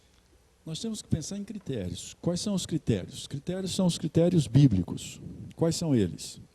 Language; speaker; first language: Portuguese; native; Portuguese